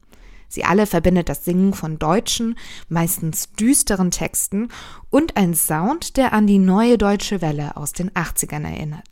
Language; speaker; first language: German; native; German